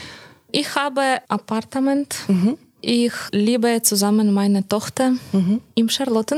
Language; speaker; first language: German; non-native, learner; Ukrainian